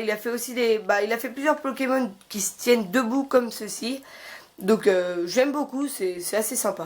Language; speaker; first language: French; native; French